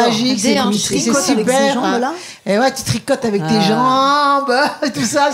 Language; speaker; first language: French; native; French